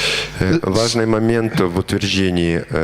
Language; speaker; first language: Russian; native; Russian